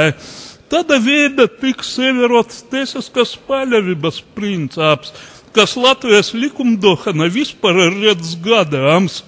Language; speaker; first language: Latvian; non-native, local second language; Russian